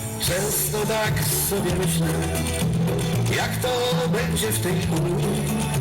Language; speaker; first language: Polish; native; Polish